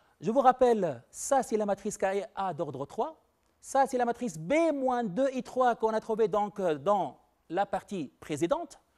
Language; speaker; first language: French; non-native, local second language; Arabic